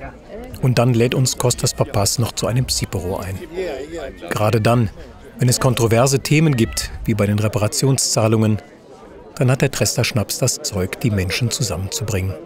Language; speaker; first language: German; native; German